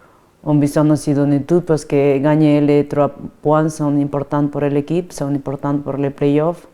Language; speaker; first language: French; non-native, fluent; Spanish